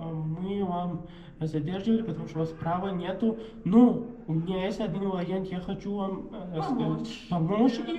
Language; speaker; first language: Russian; non-native, learner; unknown